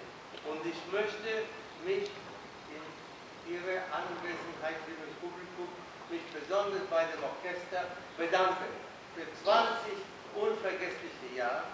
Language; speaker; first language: German; non-native, fluent; Spanish